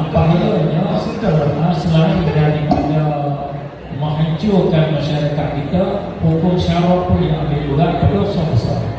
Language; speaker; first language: Malay; native; Malay